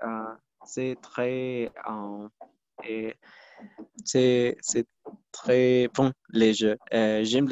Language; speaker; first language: French; non-native, learner; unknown